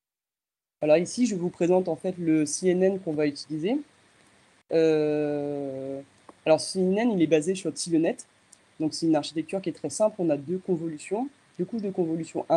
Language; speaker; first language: French; native; French